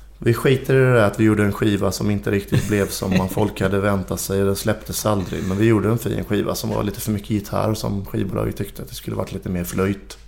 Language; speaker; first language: Swedish; native; Swedish